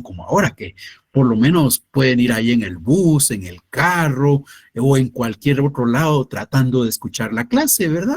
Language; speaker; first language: Spanish; native; Spanish